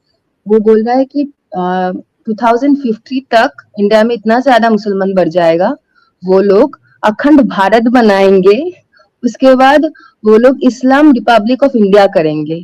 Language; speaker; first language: Hindi; non-native, local second language; Bangla